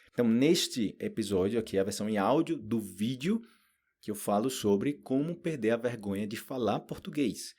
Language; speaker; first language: Portuguese; native; Portuguese